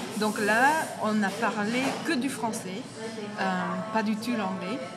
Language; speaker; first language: French; non-native, fluent; English